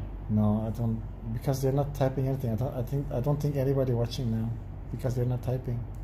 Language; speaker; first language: English; non-native, fluent; Dutch